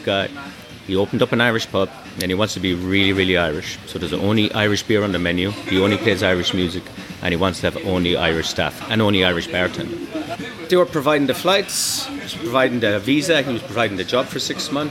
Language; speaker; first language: English; native; English